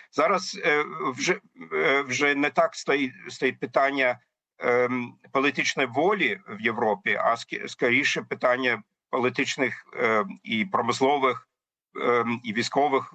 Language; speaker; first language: Ukrainian; non-native, fluent; German